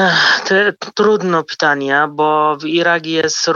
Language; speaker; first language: Polish; non-native, fluent; Kurdish